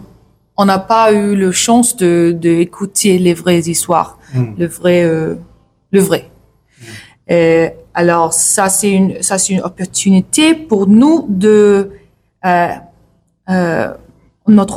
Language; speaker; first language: French; non-native, learner; English